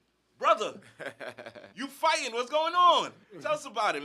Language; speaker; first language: English; native; English